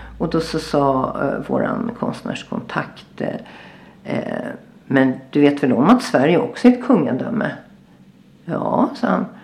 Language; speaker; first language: Swedish; native; Swedish